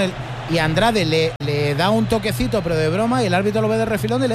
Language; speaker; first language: Spanish; native; Spanish